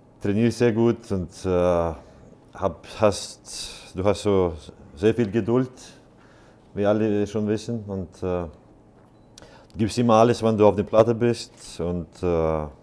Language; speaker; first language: German; non-native, fluent; Icelandic